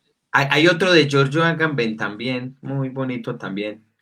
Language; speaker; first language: Spanish; native; Spanish